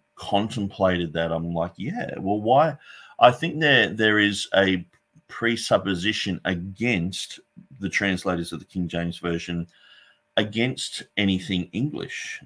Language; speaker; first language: English; native; English